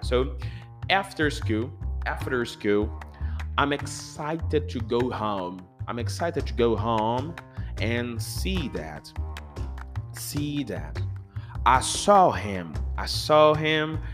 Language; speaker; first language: English; non-native, fluent; Portuguese